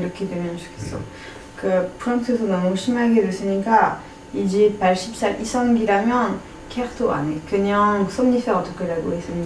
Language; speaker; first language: Korean; non-native, learner; French